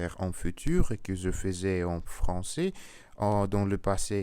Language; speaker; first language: French; non-native, learner; Russian